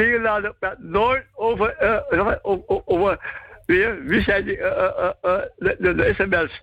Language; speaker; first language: Dutch; non-native, local second language; Javanese